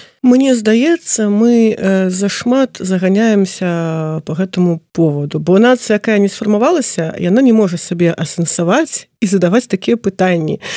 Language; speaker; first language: Belarusian; native; Belarusian